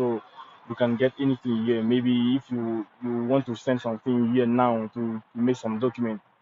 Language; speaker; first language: English; non-native, learner; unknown